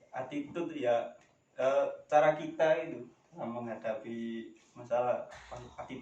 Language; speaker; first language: Indonesian; native; Indonesian